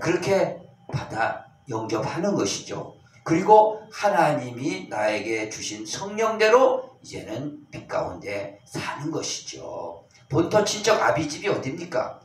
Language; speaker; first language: Korean; native; Korean